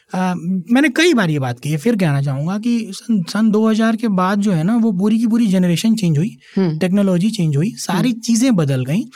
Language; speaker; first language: Hindi; native; Hindi